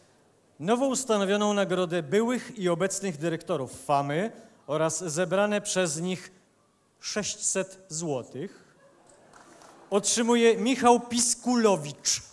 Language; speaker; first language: Polish; native; Polish